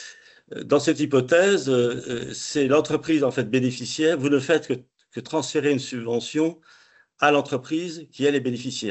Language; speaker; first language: French; native; French